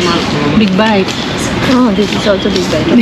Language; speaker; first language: English; non-native, learner; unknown